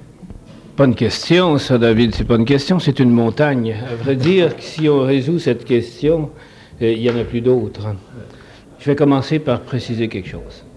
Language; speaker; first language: French; native; French